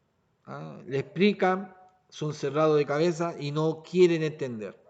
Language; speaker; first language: Spanish; native; Spanish